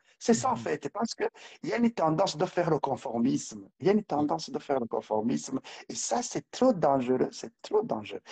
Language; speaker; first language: French; non-native, local second language; Rundi